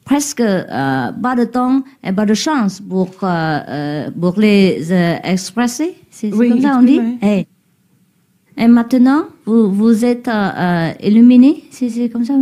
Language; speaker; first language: French; non-native, learner; Vietnamese